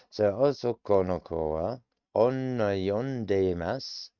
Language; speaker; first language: Japanese; non-native, learner; English